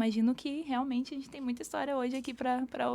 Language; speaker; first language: Portuguese; native; Portuguese